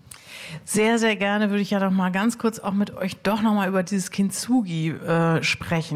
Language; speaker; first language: German; native; German